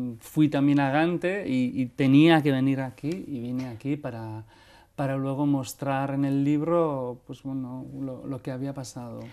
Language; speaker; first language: Spanish; non-native, local second language; Basque